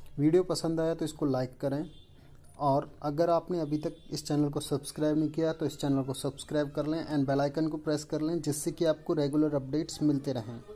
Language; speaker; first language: Hindi; native; Hindi